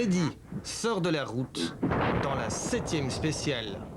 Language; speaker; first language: French; native; French